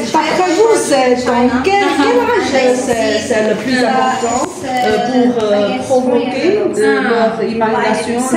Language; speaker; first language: French; non-native, fluent; Chinese